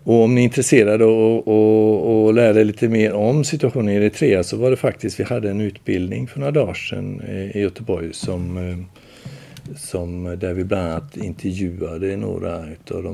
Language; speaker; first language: Swedish; native; Swedish